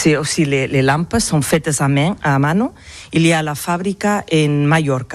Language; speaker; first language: French; non-native, local second language; Catalan